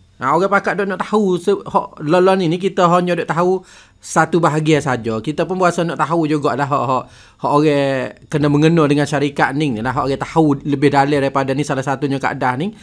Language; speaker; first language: Malay; native; Malay